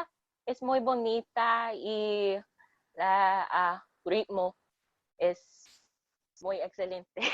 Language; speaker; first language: Spanish; non-native, learner; English